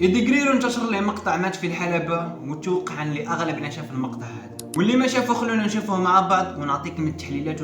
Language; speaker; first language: Arabic; native; Arabic